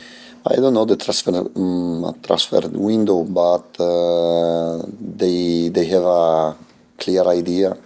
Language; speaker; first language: English; non-native, fluent; Italian